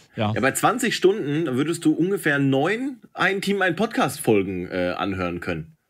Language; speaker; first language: German; native; German